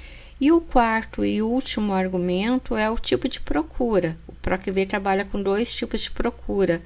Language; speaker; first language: Portuguese; native; Portuguese